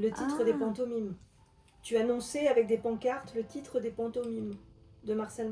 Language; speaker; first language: French; native; French